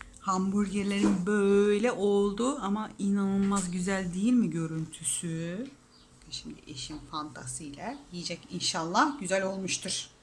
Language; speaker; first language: Turkish; non-native, fluent; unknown